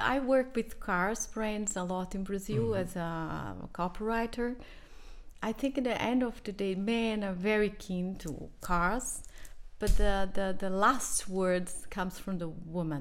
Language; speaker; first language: English; non-native, fluent; Portuguese